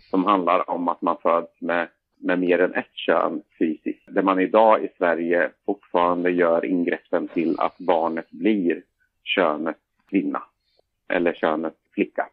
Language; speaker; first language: Swedish; native; Swedish